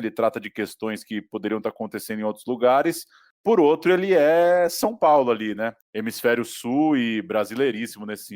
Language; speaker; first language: Portuguese; native; Portuguese